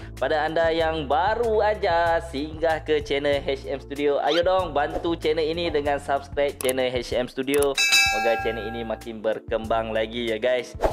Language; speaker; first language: Malay; native; Malay